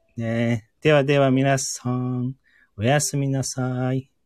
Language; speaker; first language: Japanese; native; Japanese